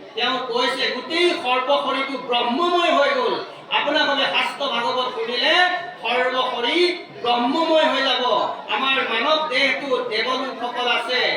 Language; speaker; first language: Assamese; native; Assamese